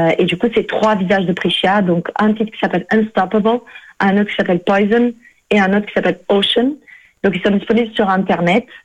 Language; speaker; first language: French; non-native, fluent; Portuguese